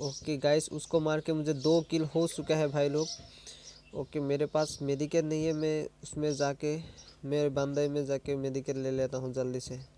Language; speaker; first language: Hindi; non-native, local second language; Assamese